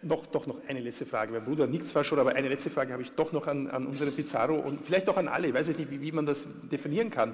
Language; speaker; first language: German; native; German